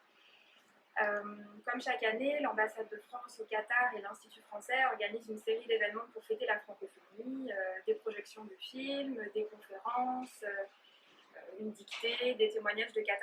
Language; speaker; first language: French; native; French